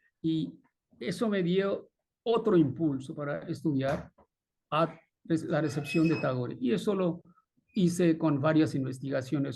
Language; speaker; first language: Spanish; non-native, fluent; Bangla